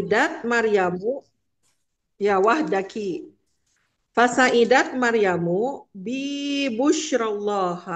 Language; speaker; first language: Arabic; non-native, learner; Indonesian